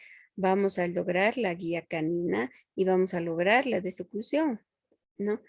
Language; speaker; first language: Spanish; native; Spanish